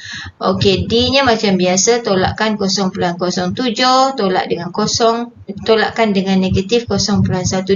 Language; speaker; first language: Malay; native; Malay